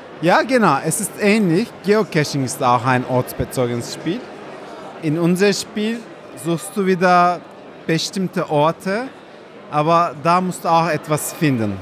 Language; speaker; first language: German; non-native, fluent; Turkish